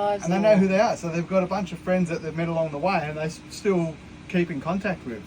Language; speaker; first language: English; native; English